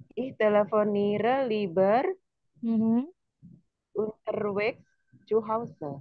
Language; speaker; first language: German; non-native, learner; Indonesian